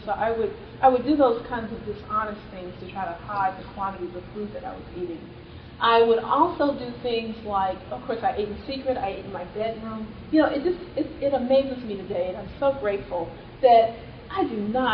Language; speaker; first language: English; native; English